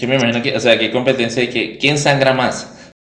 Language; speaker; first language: Spanish; native; Spanish